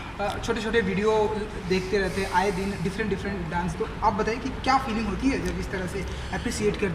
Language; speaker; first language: Hindi; native; Hindi